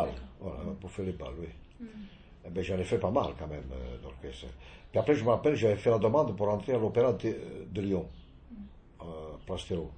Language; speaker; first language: French; non-native, fluent; Italian